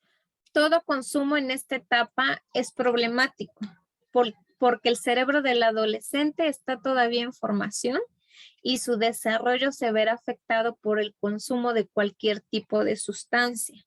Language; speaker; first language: Spanish; native; Spanish